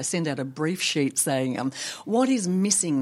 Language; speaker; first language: English; native; English